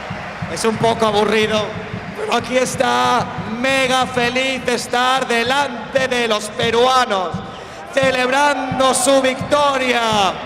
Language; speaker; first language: Spanish; non-native, fluent; English